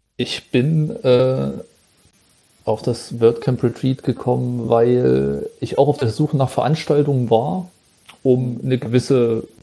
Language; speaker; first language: German; native; German